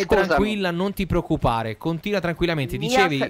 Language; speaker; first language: Italian; native; Italian